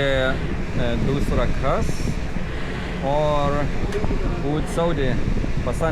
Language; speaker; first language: Hindi; non-native, learner; English